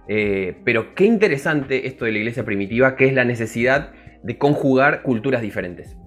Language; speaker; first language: Spanish; native; Spanish